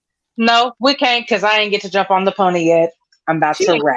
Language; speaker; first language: English; native; English